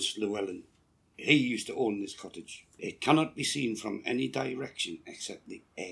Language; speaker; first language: English; native; English